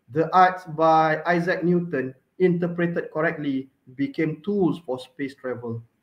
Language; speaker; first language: English; non-native, local second language; Malay